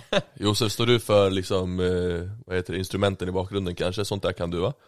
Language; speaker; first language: Swedish; native; Swedish